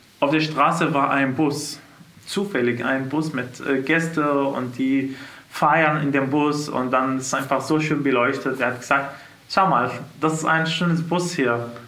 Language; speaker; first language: German; non-native, fluent; Arabic